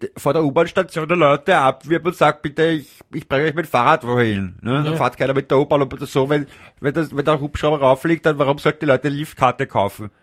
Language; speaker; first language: German; native; German